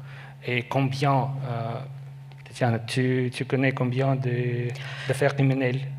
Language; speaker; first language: French; non-native, learner; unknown